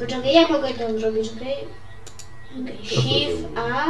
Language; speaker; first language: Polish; early bilingual, heritage; Polish